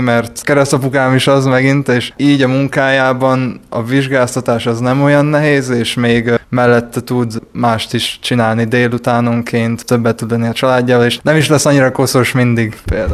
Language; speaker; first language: Hungarian; native; Hungarian